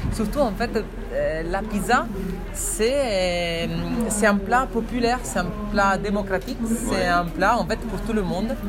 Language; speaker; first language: French; non-native, fluent; Italian